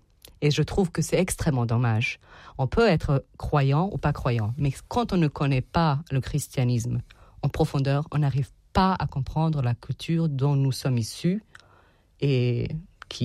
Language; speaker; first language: French; non-native, fluent; Serbian